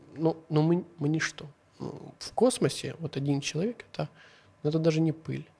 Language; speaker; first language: Russian; non-native, local second language; Hungarian